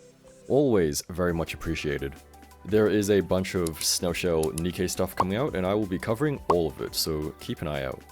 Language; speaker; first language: English; native; English